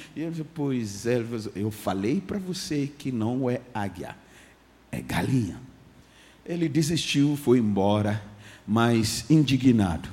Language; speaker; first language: Portuguese; non-native, fluent; English